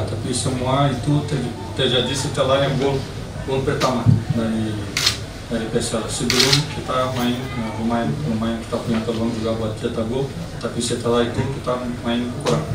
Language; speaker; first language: Indonesian; non-native, learner; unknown